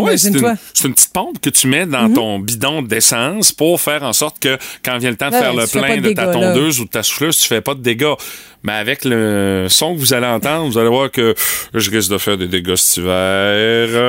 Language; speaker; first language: French; native; French